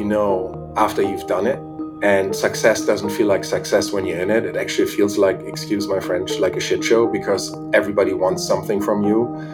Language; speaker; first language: English; non-native, fluent; German